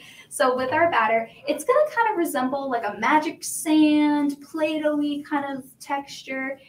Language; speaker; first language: English; native; English